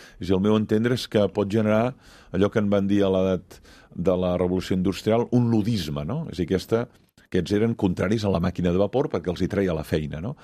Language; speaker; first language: Catalan; native; Catalan